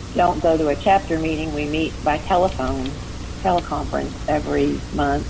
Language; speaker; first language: English; native; English